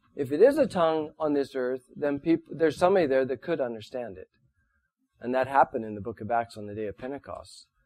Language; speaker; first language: English; native; English